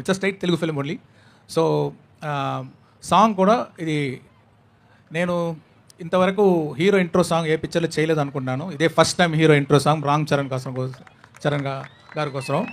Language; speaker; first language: Telugu; non-native, learner; Tamil